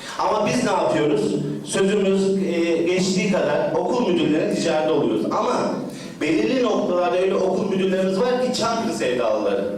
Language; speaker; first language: Turkish; native; Turkish